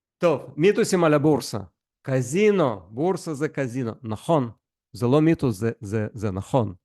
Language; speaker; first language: Hebrew; non-native, fluent; Russian